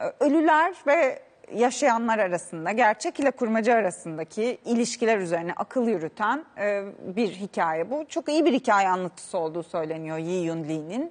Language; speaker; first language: Turkish; native; Turkish